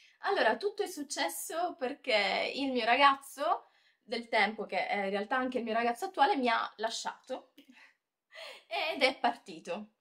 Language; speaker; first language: Italian; native; Italian